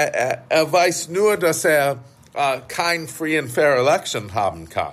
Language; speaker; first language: German; non-native, fluent; English